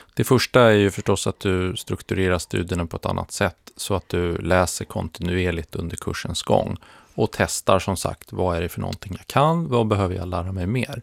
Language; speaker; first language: Swedish; native; Swedish